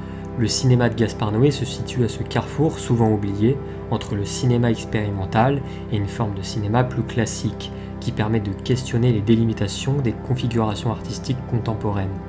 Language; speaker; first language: French; native; French